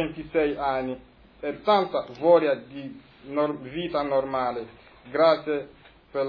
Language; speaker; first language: Italian; non-native, fluent; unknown